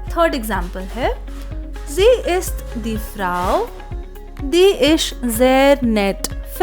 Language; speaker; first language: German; non-native, fluent; Hindi